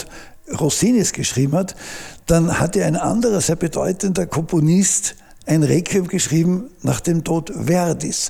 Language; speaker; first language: German; native; German